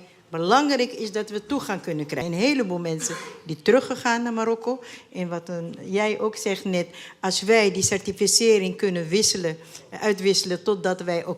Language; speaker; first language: Dutch; non-native, fluent; Arabic